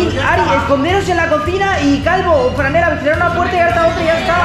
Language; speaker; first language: Spanish; native; Spanish